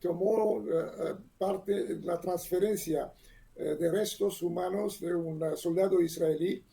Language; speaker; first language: Spanish; non-native, learner; Hebrew